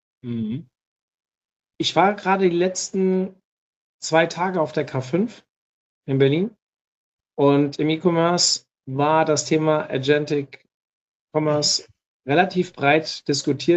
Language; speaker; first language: German; native; German